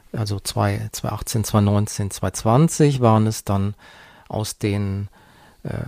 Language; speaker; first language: German; native; German